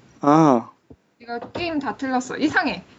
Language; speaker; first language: Korean; early bilingual, heritage; Korean